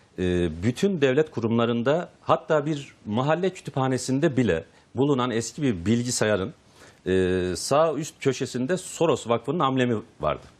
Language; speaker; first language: Turkish; native; Turkish